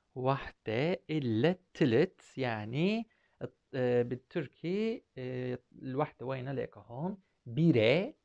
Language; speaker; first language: Arabic; non-native, fluent; Turkish